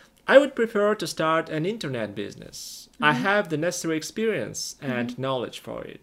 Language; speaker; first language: English; non-native, fluent; Russian